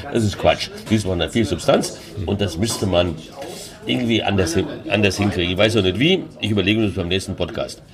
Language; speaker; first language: German; early bilingual, other home language; Hungarian